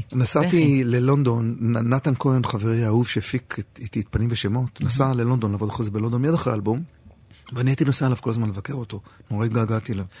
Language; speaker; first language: Hebrew; native; Hebrew